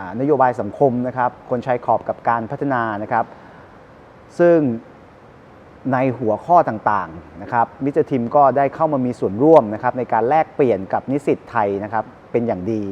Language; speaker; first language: Thai; native; Thai